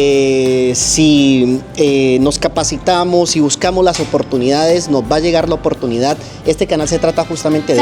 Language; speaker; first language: Spanish; native; Spanish